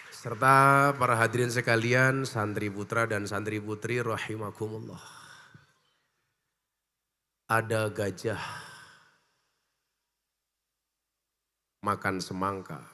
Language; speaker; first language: Indonesian; non-native, local second language; Javanese